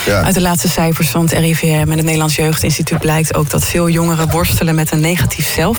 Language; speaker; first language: Dutch; native; Dutch